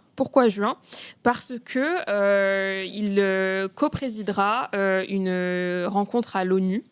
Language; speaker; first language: French; native; French